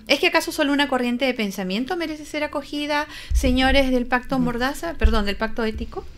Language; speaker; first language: Spanish; native; Spanish